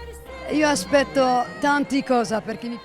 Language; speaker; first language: Italian; non-native, learner; French